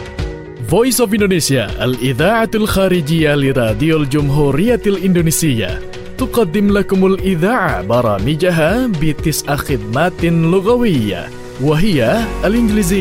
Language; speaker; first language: Arabic; non-native, fluent; Indonesian